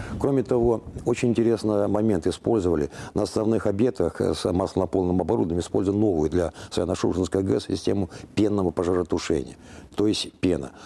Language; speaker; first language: Russian; native; Russian